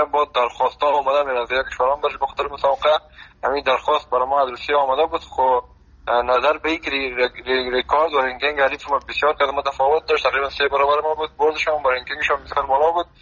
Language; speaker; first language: Persian; native; Persian